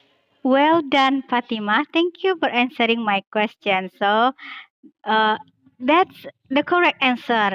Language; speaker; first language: English; non-native, fluent; Indonesian